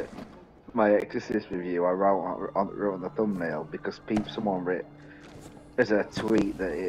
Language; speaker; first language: English; native; English